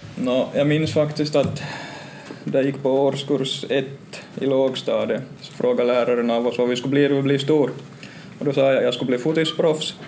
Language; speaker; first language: Swedish; native; Swedish